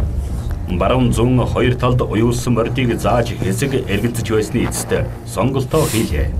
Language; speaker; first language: Mongolian; native; Mongolian